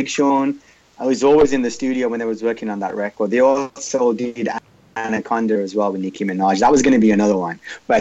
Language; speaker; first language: English; native; English